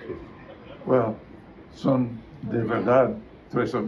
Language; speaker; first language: Spanish; non-native, learner; English